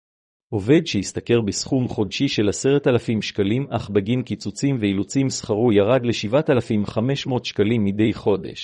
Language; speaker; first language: Hebrew; native; Hebrew